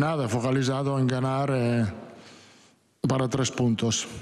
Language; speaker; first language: Spanish; non-native, fluent; Italian